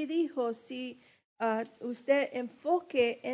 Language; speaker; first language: Spanish; early bilingual, heritage; English